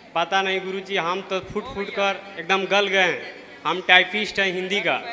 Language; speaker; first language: Hindi; native; Hindi